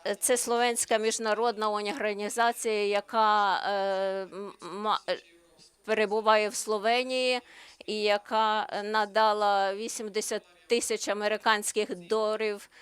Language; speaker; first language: Ukrainian; non-native, learner; Slovenian